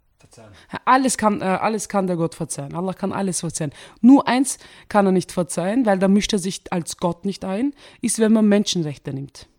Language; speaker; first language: German; early bilingual, other home language; Turkish